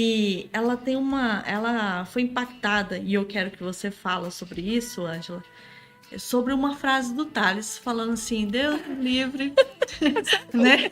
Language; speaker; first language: Portuguese; native; Portuguese